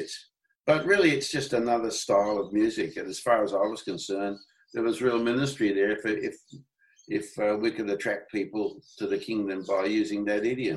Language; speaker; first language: English; native; English